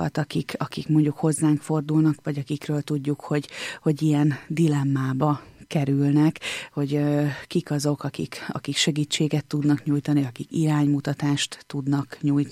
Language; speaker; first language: Hungarian; native; Hungarian